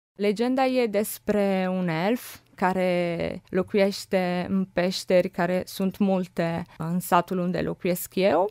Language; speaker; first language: Romanian; non-native, learner; Italian